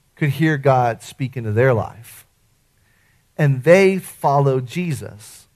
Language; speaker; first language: English; native; English